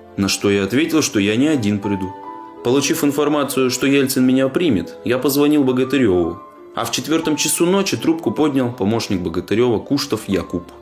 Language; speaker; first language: Russian; non-native, local second language; Ingush